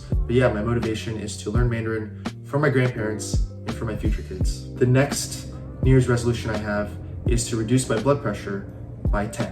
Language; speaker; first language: English; early bilingual, other home language; Chinese